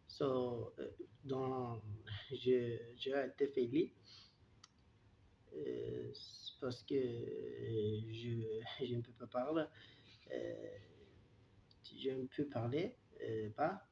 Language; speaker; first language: French; non-native, learner; Turkish